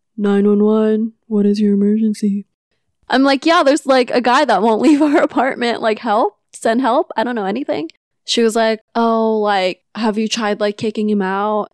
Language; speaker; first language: English; non-native, local second language; Filipino